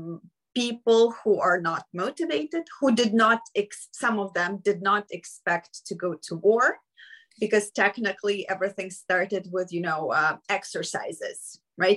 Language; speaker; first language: English; non-native, fluent; Ukrainian